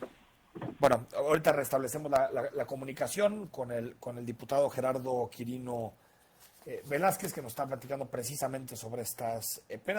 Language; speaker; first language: Spanish; native; Spanish